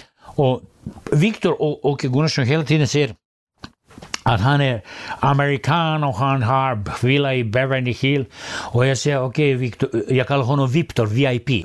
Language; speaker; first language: Swedish; non-native, fluent; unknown